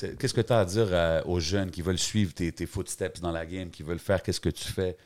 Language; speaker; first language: French; native; French